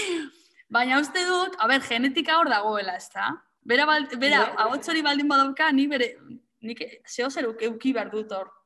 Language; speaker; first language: Basque; non-native, local second language; Spanish